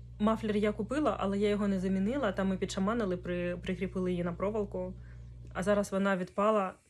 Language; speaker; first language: Ukrainian; non-native, local second language; Russian